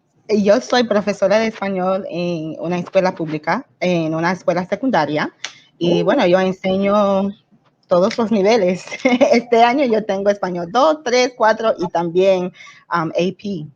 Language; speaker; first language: Spanish; non-native, fluent; English